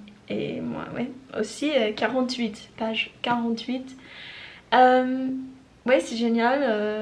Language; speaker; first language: French; non-native, learner; English